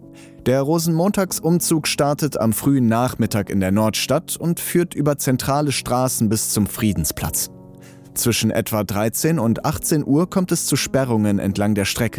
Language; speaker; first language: German; native; German